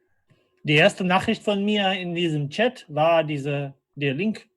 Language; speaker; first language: German; non-native, fluent; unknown